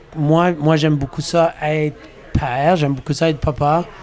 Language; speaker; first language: French; native; French